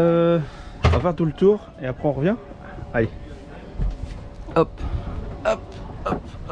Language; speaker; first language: French; native; French